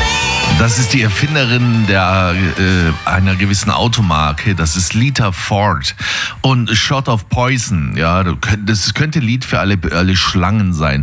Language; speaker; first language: German; non-native, local second language; Luxembourgish